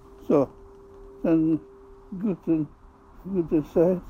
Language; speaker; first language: German; non-native, fluent; Polish